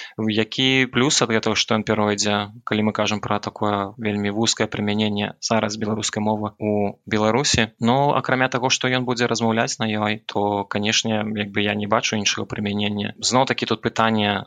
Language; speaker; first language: Belarusian; non-native, local second language; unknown